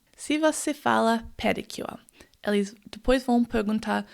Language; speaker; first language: Portuguese; non-native, fluent; English